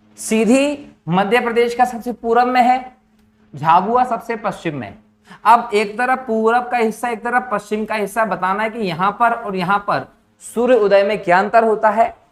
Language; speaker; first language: Hindi; native; Hindi